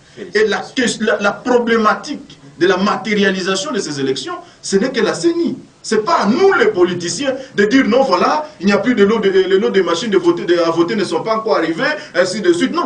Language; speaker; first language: French; non-native, local second language; Lingala